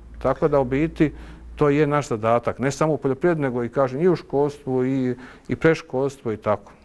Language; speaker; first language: Croatian; native; Croatian